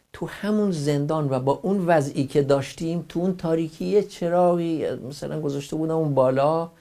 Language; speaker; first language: Persian; non-native, local second language; Kurdish